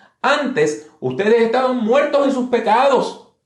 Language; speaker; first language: Spanish; native; Spanish